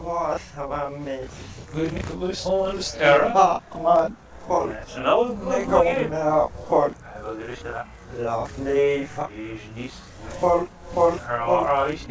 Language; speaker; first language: German; non-native, fluent; English